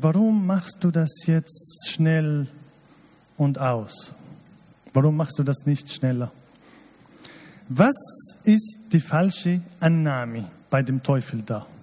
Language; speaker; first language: German; non-native, fluent; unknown